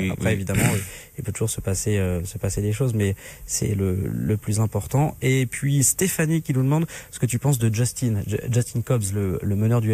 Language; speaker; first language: French; native; French